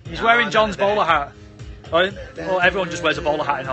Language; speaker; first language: English; native; English